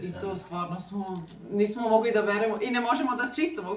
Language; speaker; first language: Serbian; non-native, learner; German